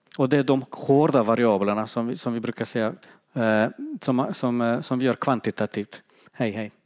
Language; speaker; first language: Swedish; non-native, fluent; Bosnian